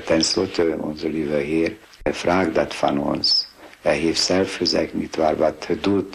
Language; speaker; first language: Dutch; non-native, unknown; Hungarian